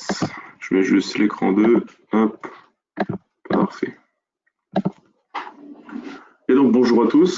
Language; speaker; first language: French; native; French